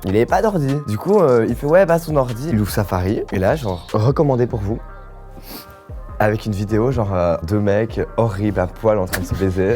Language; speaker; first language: French; native; French